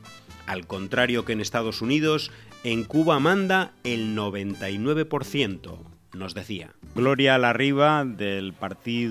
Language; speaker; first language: Spanish; native; Spanish